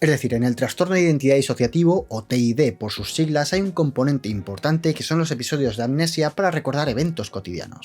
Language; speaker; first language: Spanish; native; Spanish